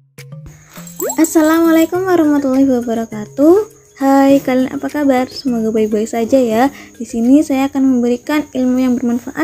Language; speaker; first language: Indonesian; native; Indonesian